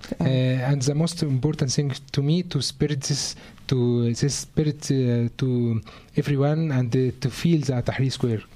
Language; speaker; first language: English; non-native, learner; Arabic